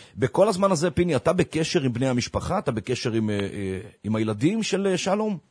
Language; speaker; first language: Hebrew; native; Hebrew